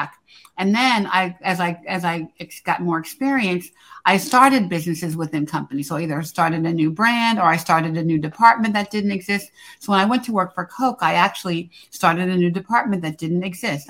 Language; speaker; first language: English; native; English